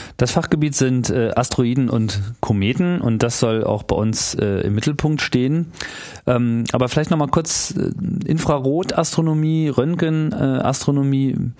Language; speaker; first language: German; native; German